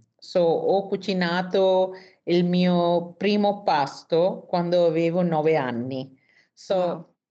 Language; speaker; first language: Italian; non-native, learner; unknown